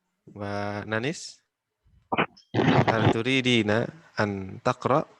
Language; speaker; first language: Arabic; non-native, fluent; Indonesian